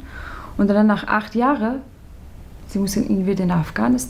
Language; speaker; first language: German; non-native, learner; Persian